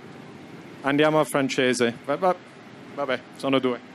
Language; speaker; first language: Italian; non-native, fluent; English